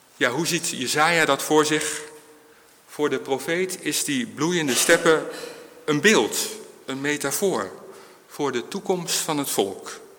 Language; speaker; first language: Dutch; native; Dutch